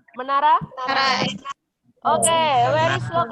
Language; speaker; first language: English; non-native, fluent; Indonesian